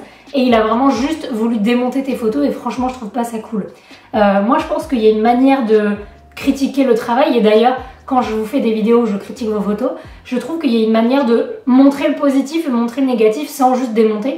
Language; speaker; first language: French; native; French